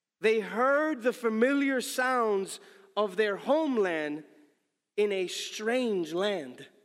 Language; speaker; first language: English; early bilingual, other home language; Spanish